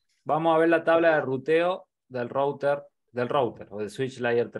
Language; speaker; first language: Spanish; native; Spanish